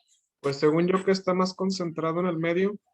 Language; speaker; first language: Spanish; native; Spanish